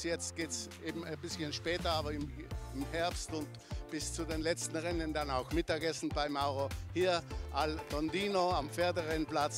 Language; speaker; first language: German; native; German